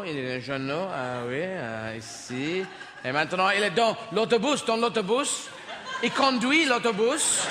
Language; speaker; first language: French; non-native, learner; English